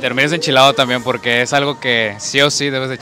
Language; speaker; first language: Spanish; native; Spanish